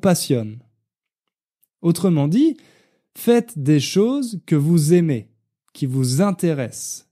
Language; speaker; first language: French; native; French